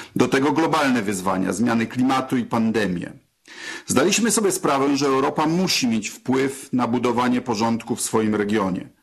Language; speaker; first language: Polish; native; Polish